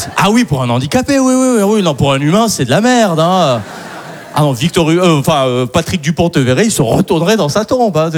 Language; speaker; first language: French; non-native, local second language; Arabic